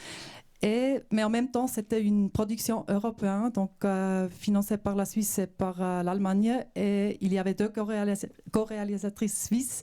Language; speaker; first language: French; non-native, local second language; German